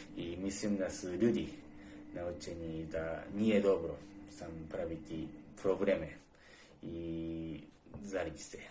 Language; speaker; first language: Serbian; non-native, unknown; Japanese